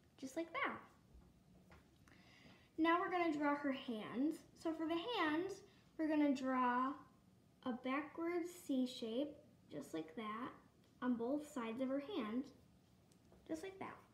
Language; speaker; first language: English; native; English